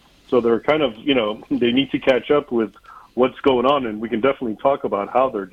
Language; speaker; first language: English; native; English